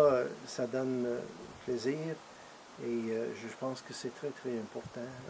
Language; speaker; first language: French; non-native, fluent; English